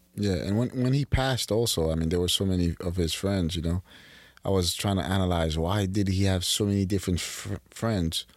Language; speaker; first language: English; early bilingual, other home language; Haitian Creole